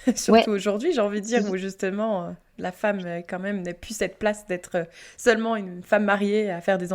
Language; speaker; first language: French; native; French